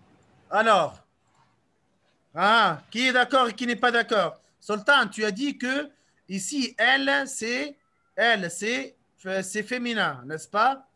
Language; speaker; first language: French; non-native, local second language; Arabic